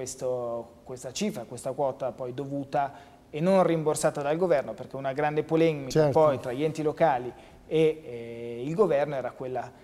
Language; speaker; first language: Italian; native; Italian